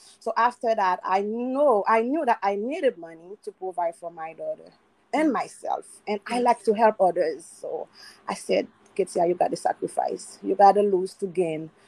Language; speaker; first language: English; non-native, fluent; Haitian Creole